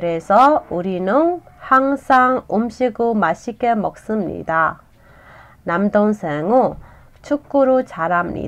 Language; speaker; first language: Korean; non-native, learner; Burmese